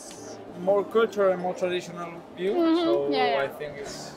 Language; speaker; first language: English; non-native, fluent; Spanish